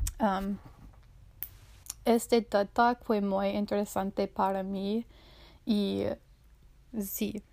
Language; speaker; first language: Spanish; non-native, learner; English